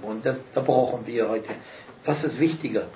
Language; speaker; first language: German; non-native, fluent; Arabic